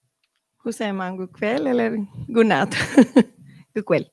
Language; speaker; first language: Swedish; non-native, learner; Spanish